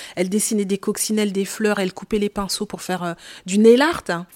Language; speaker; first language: French; native; French